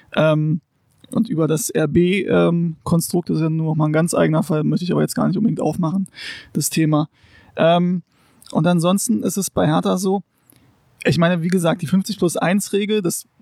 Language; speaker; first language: German; non-native, local second language; Ladin